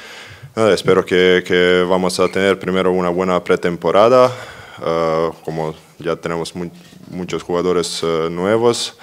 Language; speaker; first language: Spanish; non-native, fluent; Serbian